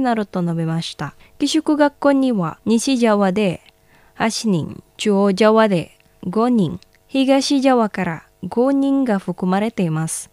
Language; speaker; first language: Japanese; non-native, fluent; Indonesian